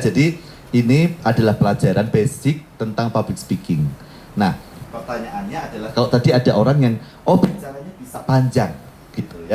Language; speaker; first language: Indonesian; native; Indonesian